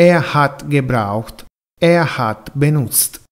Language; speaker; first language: German; non-native, fluent; Italian